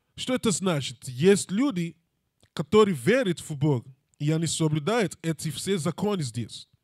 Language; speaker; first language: Russian; non-native, learner; English